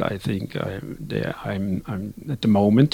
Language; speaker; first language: English; non-native, learner; Dutch